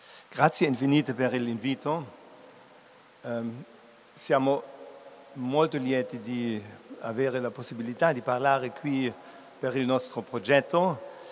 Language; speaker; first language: Italian; non-native, learner; German